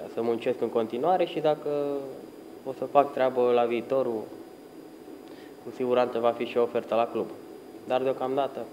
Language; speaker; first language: Romanian; early bilingual, heritage; Romanian